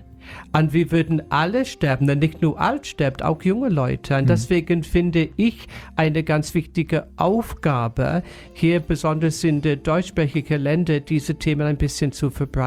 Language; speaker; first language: German; non-native, fluent; English